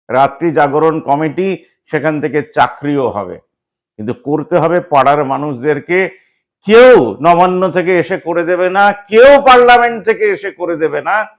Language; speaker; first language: Bangla; native; Bangla